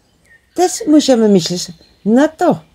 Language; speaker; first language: Polish; non-native, learner; Dutch